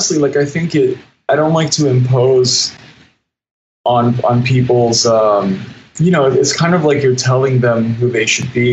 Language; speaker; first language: English; native; English